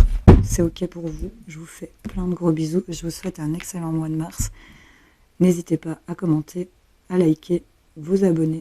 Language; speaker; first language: French; native; French